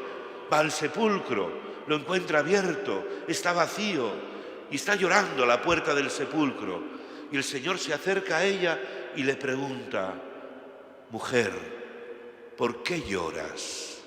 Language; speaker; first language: Spanish; native; Spanish